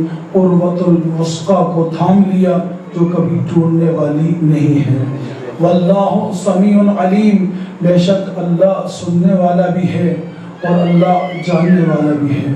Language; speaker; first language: Urdu; native; Urdu